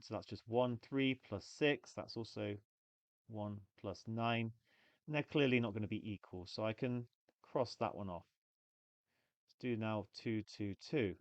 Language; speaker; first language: English; native; English